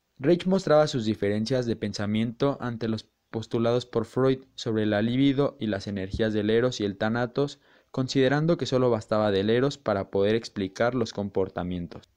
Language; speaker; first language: Spanish; native; Spanish